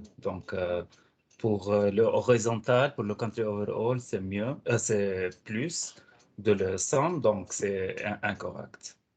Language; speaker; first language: French; non-native, fluent; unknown